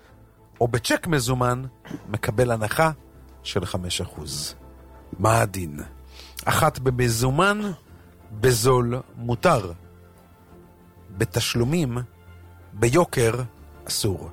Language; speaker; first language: Hebrew; native; Hebrew